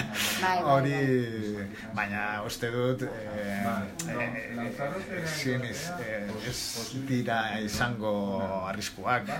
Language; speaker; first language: Basque; non-native, learner; Spanish